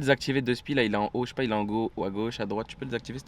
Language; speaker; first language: French; native; French